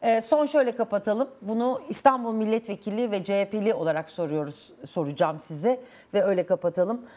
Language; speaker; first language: Turkish; native; Turkish